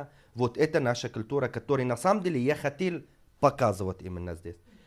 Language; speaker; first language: Russian; non-native, fluent; Arabic